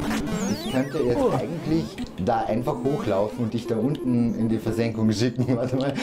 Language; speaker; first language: German; native; German